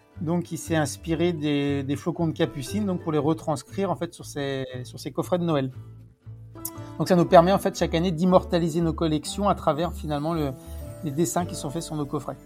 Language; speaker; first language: French; native; French